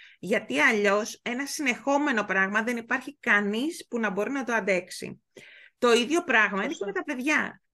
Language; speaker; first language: Greek; native; Greek